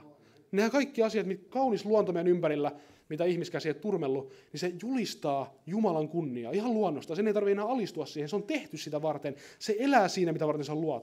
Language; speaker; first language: Finnish; native; Finnish